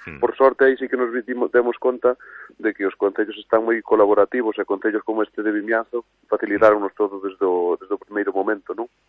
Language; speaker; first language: Galician; non-native, local second language; Spanish